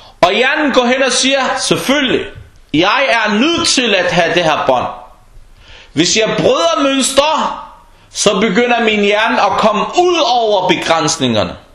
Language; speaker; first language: Danish; non-native, fluent; Arabic